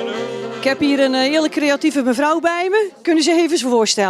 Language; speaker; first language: Dutch; native; Dutch